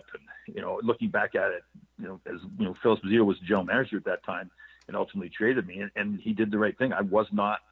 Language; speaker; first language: English; native; English